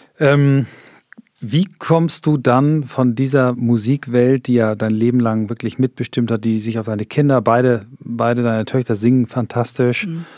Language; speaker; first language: German; native; German